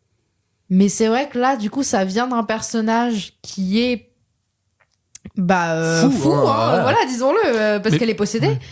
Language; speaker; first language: French; native; French